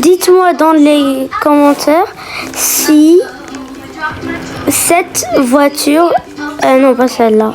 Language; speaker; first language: French; native; French